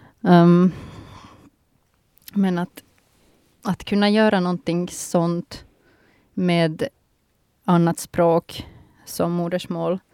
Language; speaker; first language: Swedish; non-native, local second language; Finnish